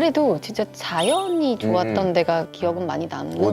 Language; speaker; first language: Korean; native; Korean